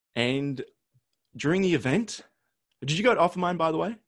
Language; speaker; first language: English; early bilingual, other home language; Ukrainian